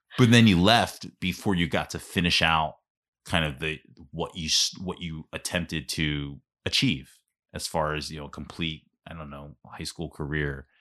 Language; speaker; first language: English; native; English